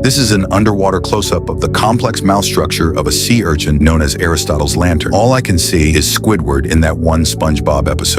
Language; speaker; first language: English; native; English